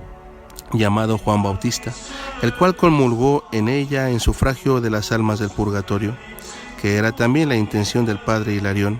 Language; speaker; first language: Spanish; native; Spanish